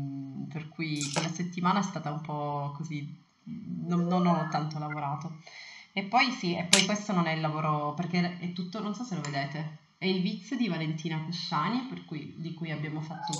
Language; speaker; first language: Italian; native; Italian